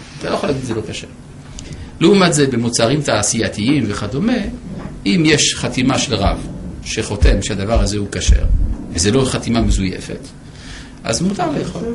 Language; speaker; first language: Hebrew; non-native, fluent; French